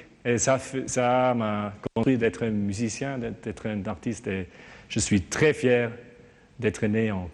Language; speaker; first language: French; non-native, learner; German